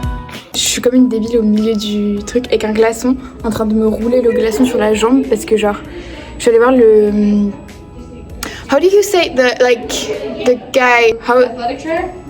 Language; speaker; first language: French; native; French